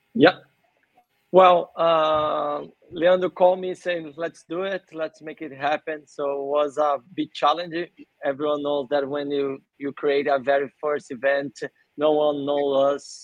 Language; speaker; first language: English; non-native, fluent; Portuguese